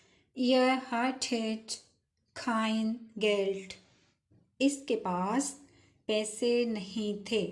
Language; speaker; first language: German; non-native, fluent; Urdu